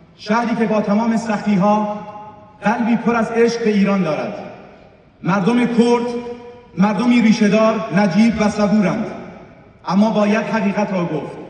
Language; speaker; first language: Persian; non-native, local second language; Kurdish